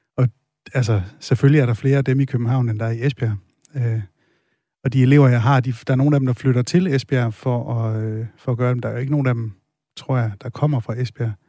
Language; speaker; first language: Danish; native; Danish